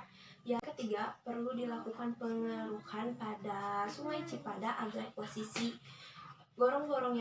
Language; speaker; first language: Indonesian; native; Indonesian